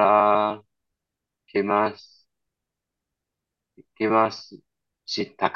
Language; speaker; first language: Japanese; non-native, learner; Chinese